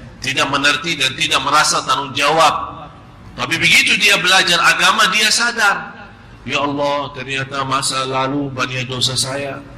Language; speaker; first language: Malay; non-native, fluent; Arabic